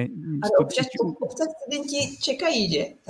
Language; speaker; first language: Czech; non-native, learner; Japanese